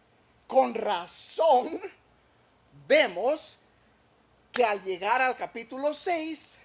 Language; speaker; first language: Spanish; native; Spanish